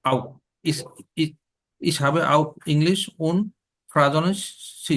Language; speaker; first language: German; non-native, learner; Bangla